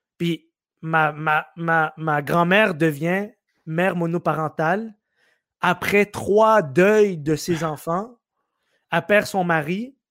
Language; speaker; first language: French; early bilingual, other home language; Arabic